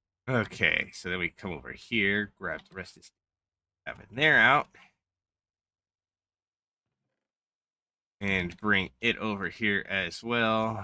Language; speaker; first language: English; native; English